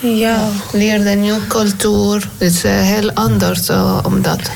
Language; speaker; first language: Dutch; non-native, learner; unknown